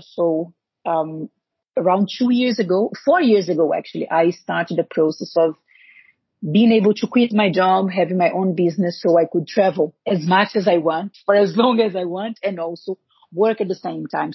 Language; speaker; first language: English; non-native, fluent; Portuguese